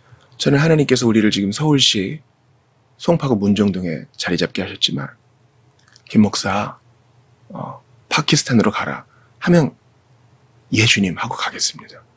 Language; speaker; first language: Korean; native; Korean